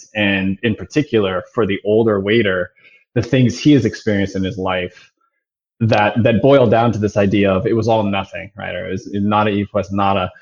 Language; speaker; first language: English; native; English